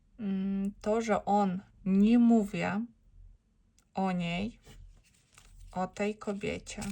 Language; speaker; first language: Polish; non-native, learner; Ukrainian